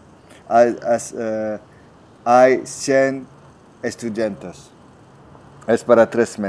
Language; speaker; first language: Spanish; non-native, learner; French